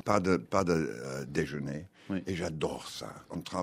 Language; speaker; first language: French; non-native, learner; English